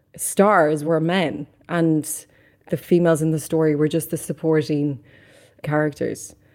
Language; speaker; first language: English; native; English